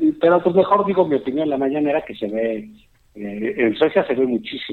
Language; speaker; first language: Spanish; native; Spanish